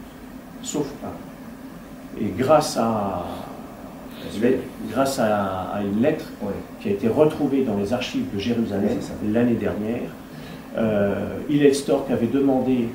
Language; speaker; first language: French; native; French